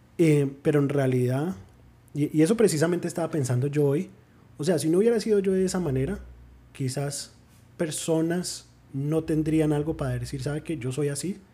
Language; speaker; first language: Spanish; early bilingual, heritage; Spanish